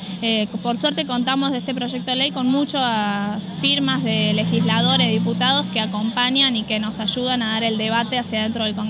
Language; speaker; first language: Spanish; native; Spanish